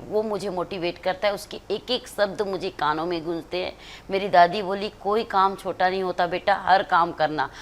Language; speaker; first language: Hindi; native; Hindi